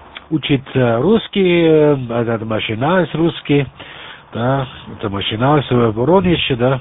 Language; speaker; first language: Russian; non-native, learner; German